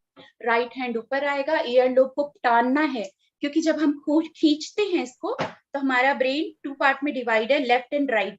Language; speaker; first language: Hindi; native; Hindi